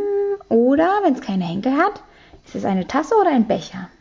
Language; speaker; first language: German; native; German